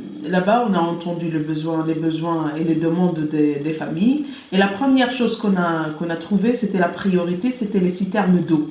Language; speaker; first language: French; non-native, local second language; Arabic